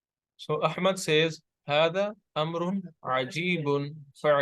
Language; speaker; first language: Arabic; non-native, fluent; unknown